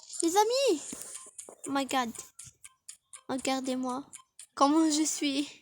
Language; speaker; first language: French; non-native, learner; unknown